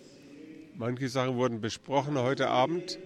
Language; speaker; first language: German; early bilingual, heritage; German